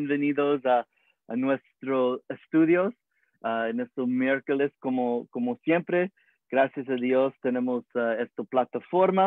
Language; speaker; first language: Spanish; early bilingual, heritage; English